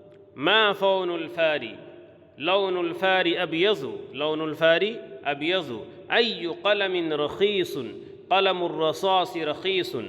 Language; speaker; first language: Arabic; non-native, fluent; Urdu